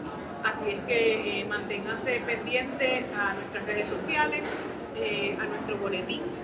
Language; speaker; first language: Spanish; native; Spanish